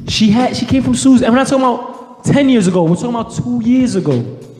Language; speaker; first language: English; early bilingual, other home language; Spanish